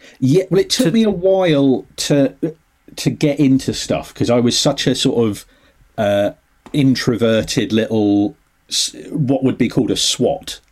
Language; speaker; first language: English; native; English